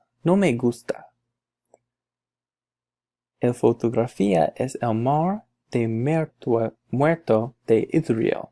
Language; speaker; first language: Spanish; non-native, learner; English